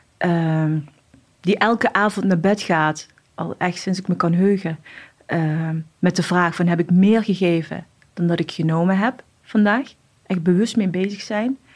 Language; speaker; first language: Dutch; early bilingual, other home language; Arabic